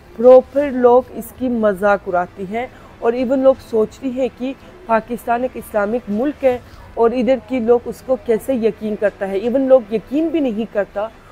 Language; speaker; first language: Urdu; non-native, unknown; Turkish